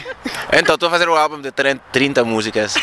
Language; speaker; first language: Portuguese; non-native, learner; French